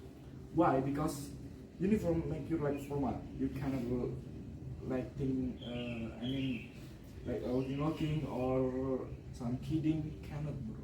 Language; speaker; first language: English; non-native, learner; Indonesian